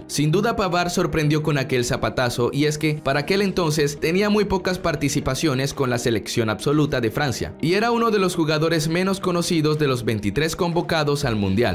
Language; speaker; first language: Spanish; native; Spanish